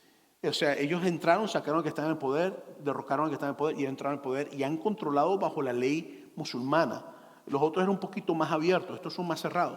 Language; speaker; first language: Spanish; native; Spanish